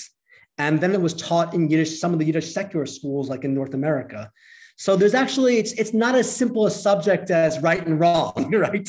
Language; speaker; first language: English; native; English